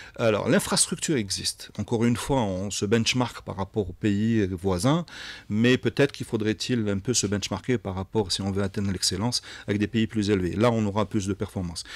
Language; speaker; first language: French; non-native, local second language; Arabic